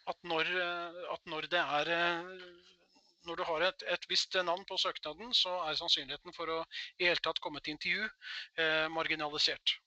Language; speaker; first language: Norwegian; native; Norwegian